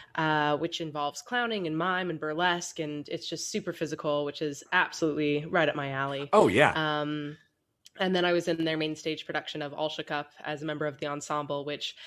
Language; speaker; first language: English; native; English